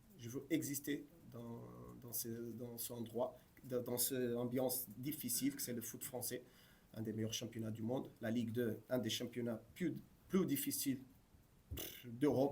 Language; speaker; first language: French; non-native, fluent; Portuguese